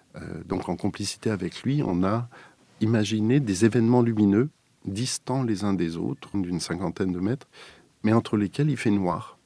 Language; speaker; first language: French; native; French